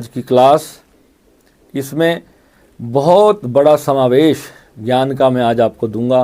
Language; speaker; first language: Hindi; native; Hindi